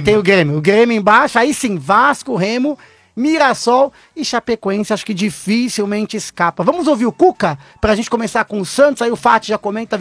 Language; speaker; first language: Portuguese; native; Portuguese